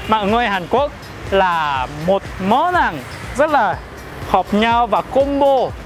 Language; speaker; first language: Vietnamese; non-native, fluent; Korean